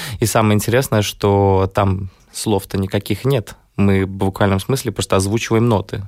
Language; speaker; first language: Russian; native; Russian